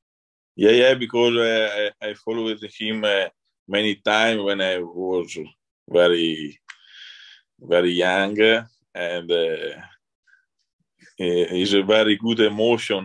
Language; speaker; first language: English; non-native, learner; Italian